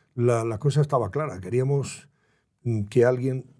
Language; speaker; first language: Spanish; native; Spanish